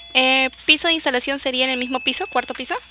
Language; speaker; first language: Spanish; native; Spanish